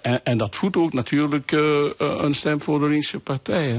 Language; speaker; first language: Dutch; non-native, local second language; French